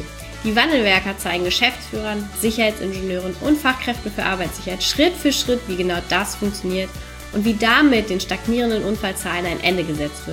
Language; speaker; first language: German; native; German